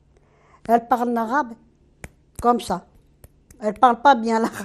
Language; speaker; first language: French; non-native, learner; Arabic